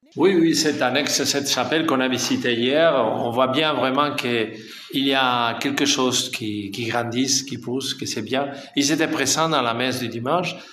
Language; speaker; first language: French; non-native, fluent; Spanish